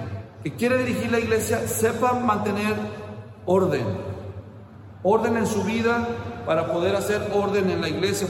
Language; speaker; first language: Spanish; native; Spanish